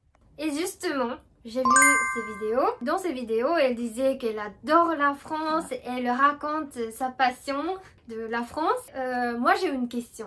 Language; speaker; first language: French; non-native, fluent; Japanese